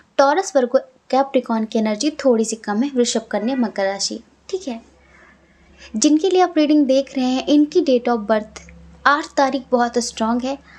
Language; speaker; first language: Hindi; native; Hindi